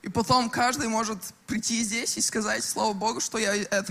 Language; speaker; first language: Russian; non-native, local second language; Latvian